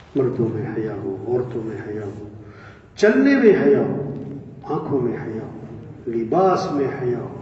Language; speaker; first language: Urdu; non-native, local second language; Pashto